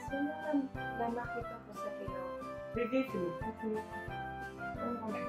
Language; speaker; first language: English; native; English